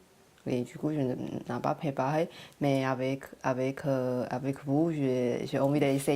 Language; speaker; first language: French; non-native, learner; Chinese